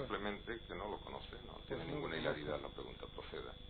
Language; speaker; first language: Spanish; native; Spanish